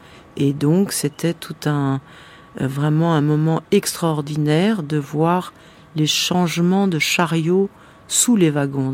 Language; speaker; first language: French; native; French